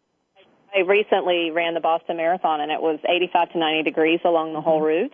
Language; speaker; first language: English; native; English